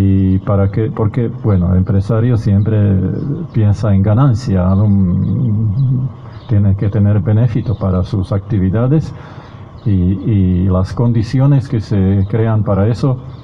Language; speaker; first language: Spanish; non-native, fluent; Slovak